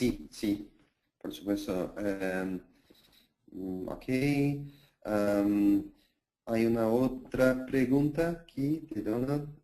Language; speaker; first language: Spanish; non-native, fluent; Portuguese